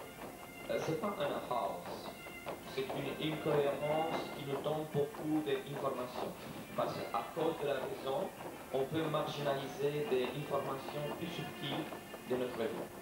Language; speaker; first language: French; non-native, learner; Romanian